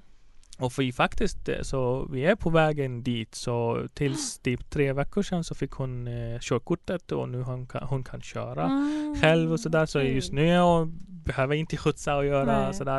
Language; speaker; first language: Swedish; non-native, fluent; Arabic